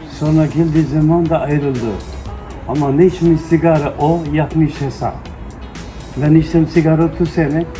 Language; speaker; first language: Turkish; non-native, learner; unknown